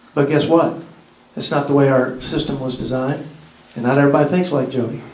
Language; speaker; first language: English; native; English